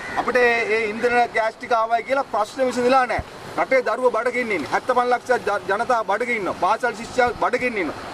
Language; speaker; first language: Sinhala; native; Sinhala